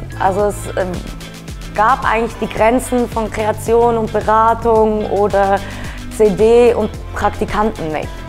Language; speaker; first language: German; native; German